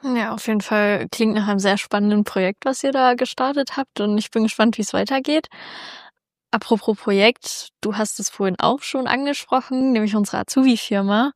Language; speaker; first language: German; native; German